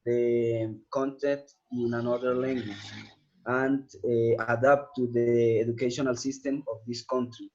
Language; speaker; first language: English; non-native, learner; Spanish